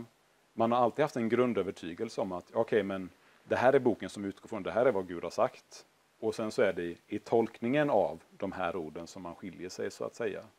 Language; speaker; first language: Swedish; native; Swedish